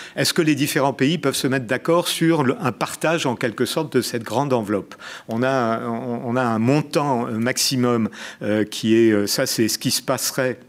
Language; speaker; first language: French; native; French